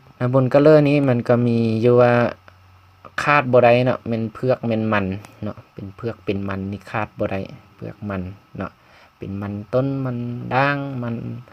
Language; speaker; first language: Lao; non-native, local second language; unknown